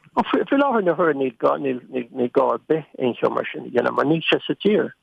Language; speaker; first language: Irish; native; Irish